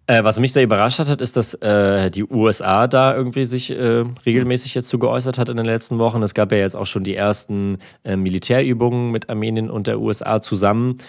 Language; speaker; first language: German; early bilingual, other home language; Armenian